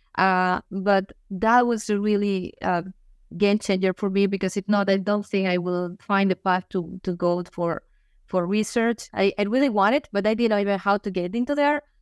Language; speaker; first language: English; non-native, fluent; Galician